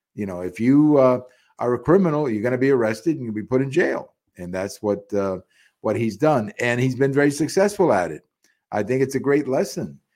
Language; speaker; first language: English; native; English